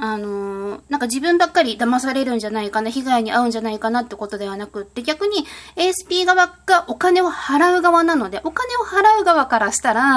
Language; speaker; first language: Japanese; native; Japanese